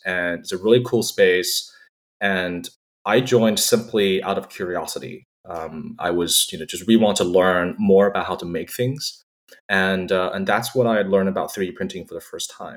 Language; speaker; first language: English; native; English